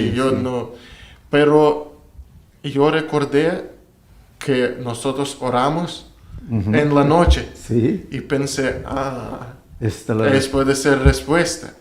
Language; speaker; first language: Spanish; non-native, learner; Russian